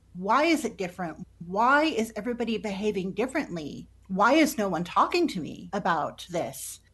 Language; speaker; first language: English; native; English